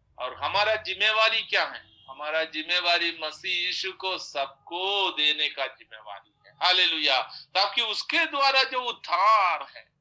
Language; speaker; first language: Hindi; non-native, local second language; Odia